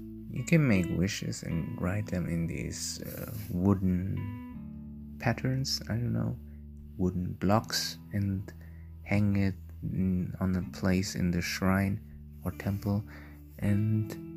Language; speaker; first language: English; non-native, fluent; German